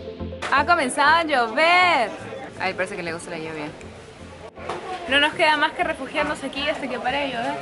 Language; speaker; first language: Spanish; native; Spanish